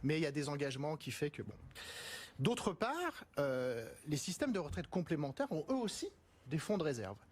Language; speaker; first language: French; native; French